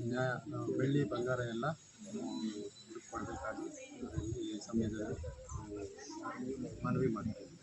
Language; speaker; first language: Kannada; native; Kannada